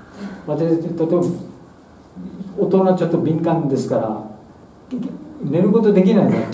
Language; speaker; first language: Japanese; non-native, fluent; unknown